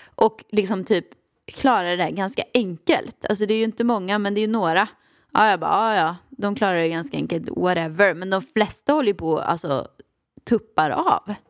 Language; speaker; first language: Swedish; native; Swedish